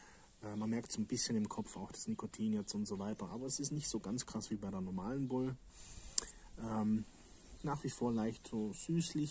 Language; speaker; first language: German; native; German